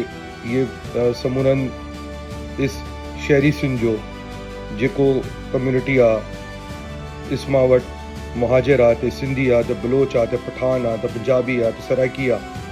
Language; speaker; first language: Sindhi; non-native, local second language; Urdu